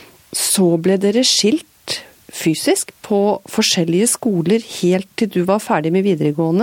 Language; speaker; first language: Norwegian; native; Norwegian